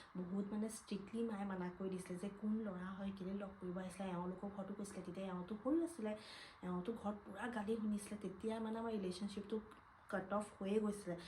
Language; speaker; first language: Assamese; native; Assamese